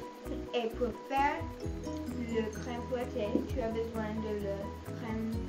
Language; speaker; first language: French; non-native, learner; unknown